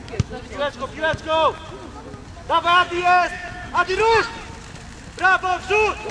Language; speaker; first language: Polish; native; Polish